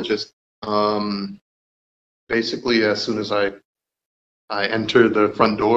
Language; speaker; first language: English; native; English